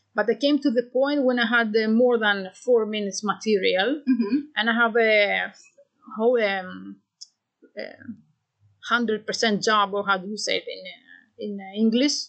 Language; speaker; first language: English; non-native, fluent; Greek